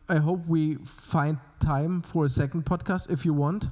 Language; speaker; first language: English; non-native, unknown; German